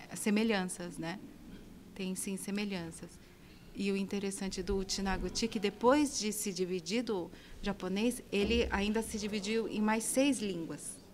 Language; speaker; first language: Portuguese; native; Portuguese